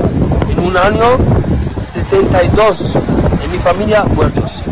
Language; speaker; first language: Spanish; non-native, learner; Arabic